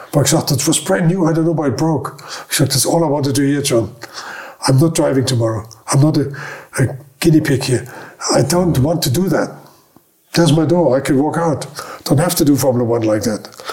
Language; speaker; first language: English; non-native, fluent; German